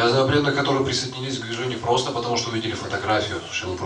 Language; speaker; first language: Russian; native; Russian